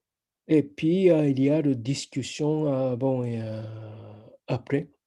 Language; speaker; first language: French; non-native, fluent; Japanese